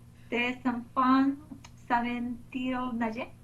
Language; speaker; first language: French; non-native, learner; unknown